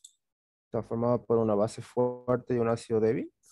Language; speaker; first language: Spanish; native; Spanish